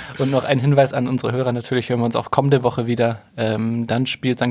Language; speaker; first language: German; native; German